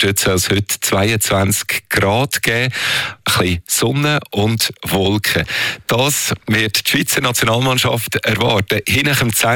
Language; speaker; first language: German; native; German